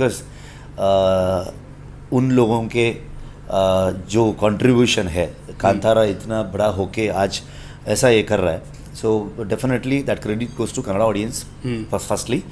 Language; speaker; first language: Hindi; non-native, local second language; Kannada